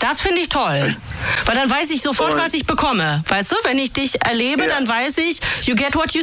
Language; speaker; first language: German; native; German